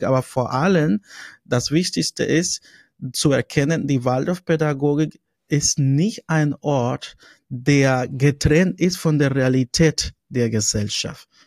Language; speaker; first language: German; non-native, fluent; Spanish